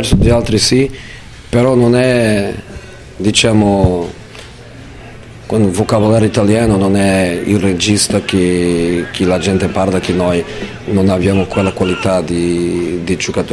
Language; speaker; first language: Italian; non-native, fluent; Portuguese